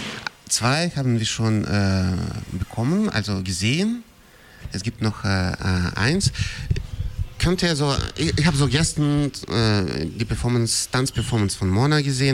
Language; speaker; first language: German; non-native, fluent; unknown